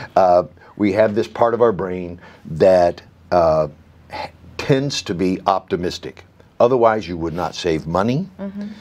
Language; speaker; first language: English; native; English